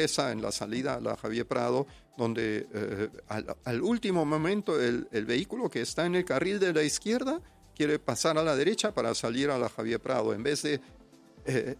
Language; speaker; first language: Spanish; non-native, fluent; German